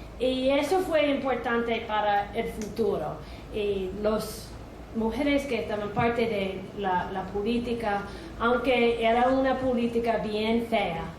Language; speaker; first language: Spanish; non-native, fluent; English